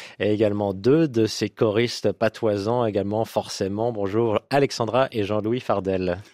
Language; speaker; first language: French; native; French